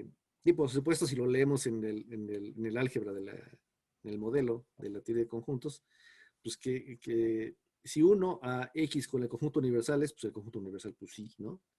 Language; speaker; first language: Spanish; native; Spanish